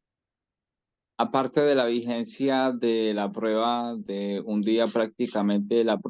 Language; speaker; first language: Spanish; native; Spanish